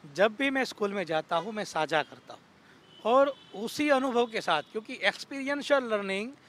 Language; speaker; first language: Hindi; non-native, local second language; Gujarati